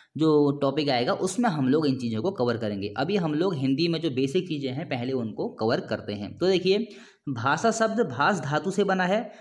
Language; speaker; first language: Hindi; native; Hindi